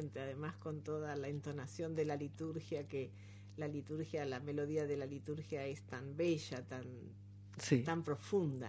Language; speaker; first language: Spanish; native; Spanish